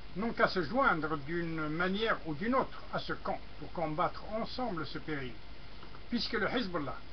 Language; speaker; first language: French; non-native, local second language; Arabic